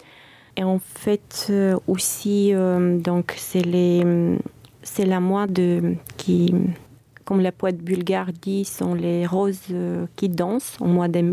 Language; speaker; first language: French; non-native, fluent; Bulgarian